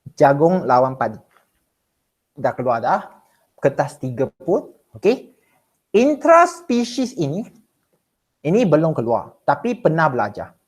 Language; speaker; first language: Malay; non-native, local second language; Chinese